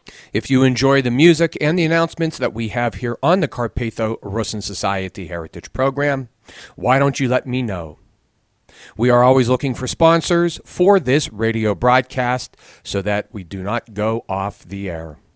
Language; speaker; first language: English; native; English